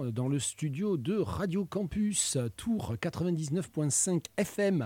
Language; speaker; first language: French; native; French